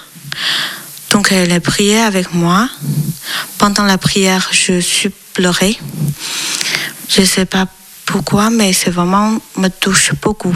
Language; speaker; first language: French; non-native, learner; Chinese